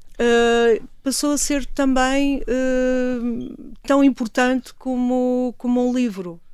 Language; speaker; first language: Portuguese; native; Portuguese